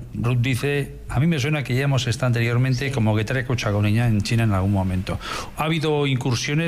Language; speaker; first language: Spanish; native; Spanish